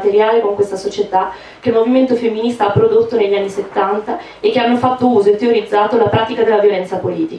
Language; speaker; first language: Italian; native; Italian